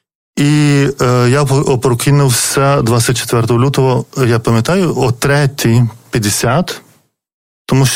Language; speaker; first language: Ukrainian; non-native, fluent; Lithuanian